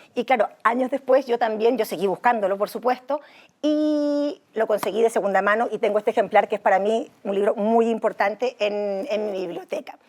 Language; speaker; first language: Spanish; native; Spanish